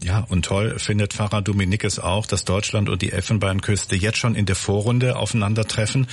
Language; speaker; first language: German; native; German